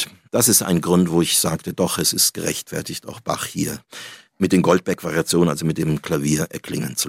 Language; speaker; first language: German; native; German